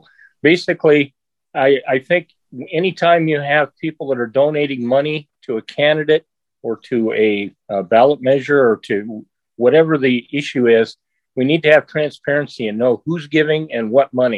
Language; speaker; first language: English; native; English